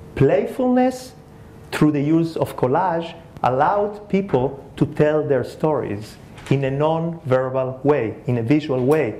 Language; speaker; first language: English; early bilingual, other home language; Spanish